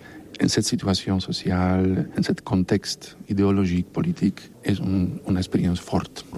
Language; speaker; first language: French; non-native, learner; Polish